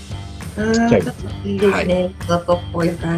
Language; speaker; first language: Japanese; native; Japanese